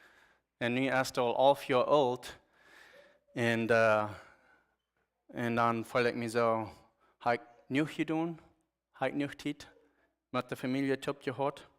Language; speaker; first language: German; non-native, learner; Plautdietsch